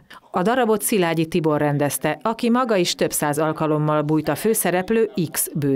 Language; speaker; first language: Hungarian; native; Hungarian